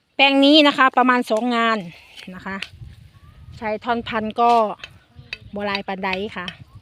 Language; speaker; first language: Thai; native; Thai